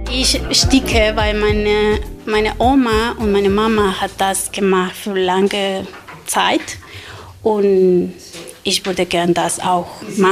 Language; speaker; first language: German; non-native, learner; Spanish